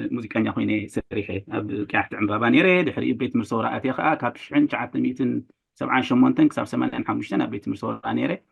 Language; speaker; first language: Tigrinya; native; Tigrinya